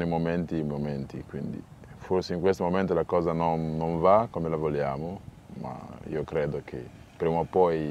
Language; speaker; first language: Italian; non-native, fluent; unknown